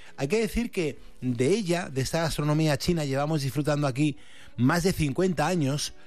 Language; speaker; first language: Spanish; native; Spanish